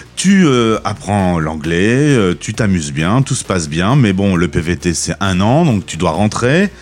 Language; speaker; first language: French; native; French